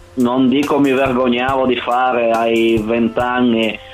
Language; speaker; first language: Italian; native; Italian